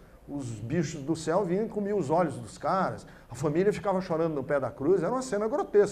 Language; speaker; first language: Portuguese; native; Portuguese